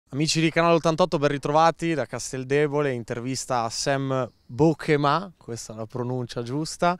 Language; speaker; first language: Italian; native; Italian